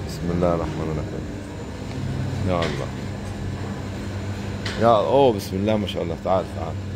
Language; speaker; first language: Arabic; native; Arabic